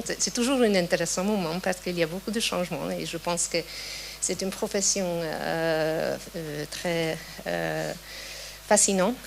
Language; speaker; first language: French; non-native, fluent; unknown